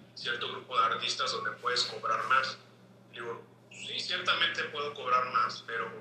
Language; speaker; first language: Spanish; native; Spanish